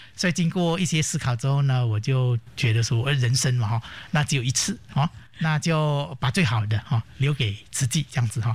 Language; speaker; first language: Chinese; native; Chinese